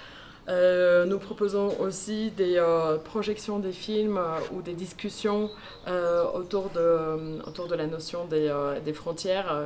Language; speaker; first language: French; native; French